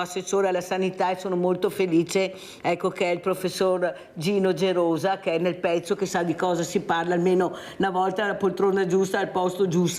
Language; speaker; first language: Italian; native; Italian